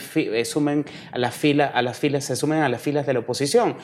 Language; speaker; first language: Spanish; native; Spanish